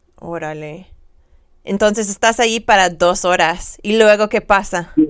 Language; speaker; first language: Spanish; non-native, fluent; English